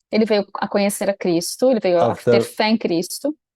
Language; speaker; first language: Portuguese; native; Portuguese